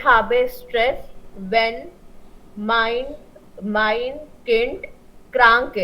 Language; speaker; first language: German; non-native, learner; Hindi